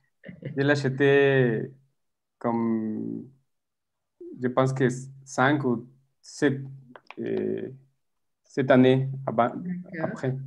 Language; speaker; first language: French; non-native, fluent; Spanish